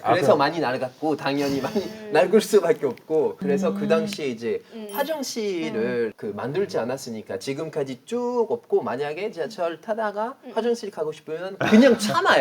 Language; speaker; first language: Korean; non-native, fluent; French